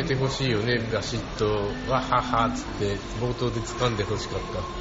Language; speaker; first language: Japanese; native; Japanese